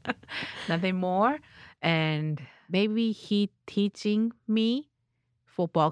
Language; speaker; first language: English; non-native, learner; Japanese